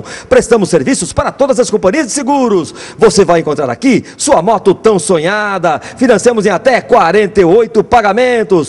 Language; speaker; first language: Portuguese; native; Portuguese